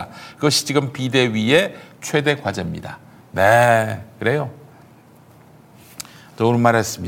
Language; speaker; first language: Korean; native; Korean